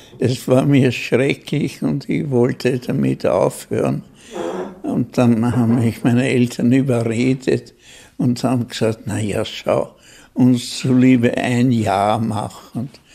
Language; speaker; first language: German; native; German